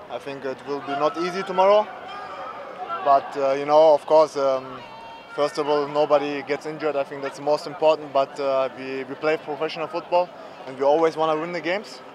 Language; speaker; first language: English; non-native, fluent; German